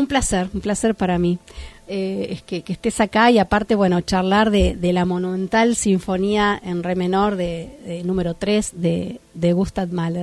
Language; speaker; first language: Spanish; native; Spanish